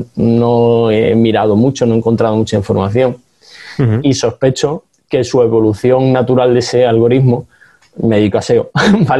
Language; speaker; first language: Spanish; native; Spanish